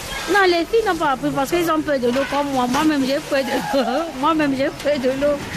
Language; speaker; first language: French; non-native, learner; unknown